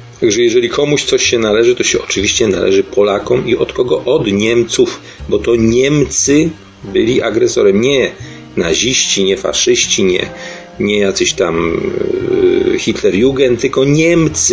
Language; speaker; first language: Polish; native; Polish